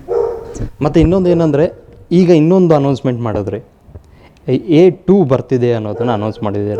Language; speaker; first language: Kannada; native; Kannada